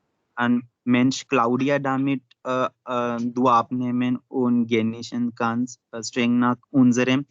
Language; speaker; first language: German; non-native, learner; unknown